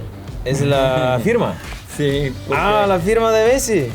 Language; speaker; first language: Spanish; non-native, learner; Estonian